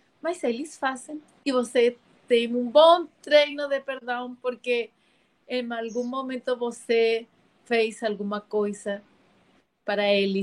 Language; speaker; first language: Portuguese; non-native, learner; Spanish